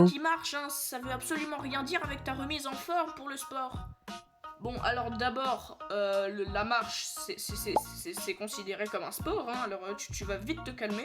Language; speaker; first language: French; native; French